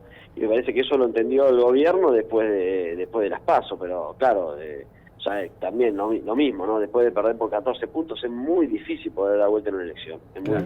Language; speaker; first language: Spanish; native; Spanish